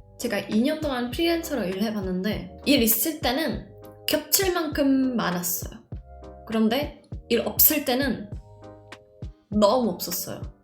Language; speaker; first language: Korean; non-native, fluent; Czech